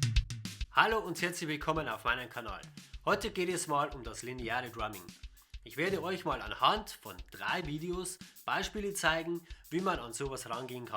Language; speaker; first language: German; native; German